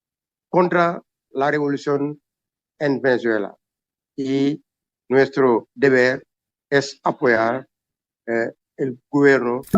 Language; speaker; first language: Spanish; non-native, learner; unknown